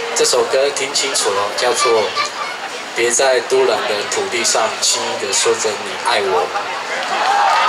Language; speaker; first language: Chinese; non-native, local second language; Amis